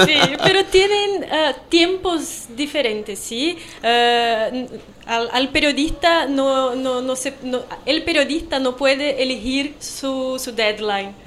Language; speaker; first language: Spanish; non-native, fluent; Portuguese